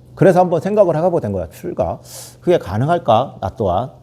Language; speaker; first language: Korean; native; Korean